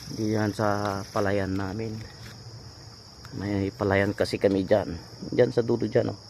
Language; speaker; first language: Filipino; non-native, local second language; Iloko